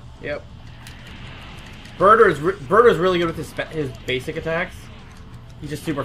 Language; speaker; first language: English; native; English